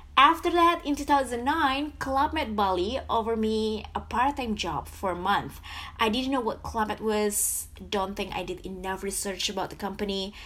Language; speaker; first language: English; non-native, fluent; Indonesian